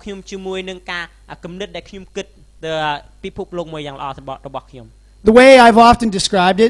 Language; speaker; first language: English; native; English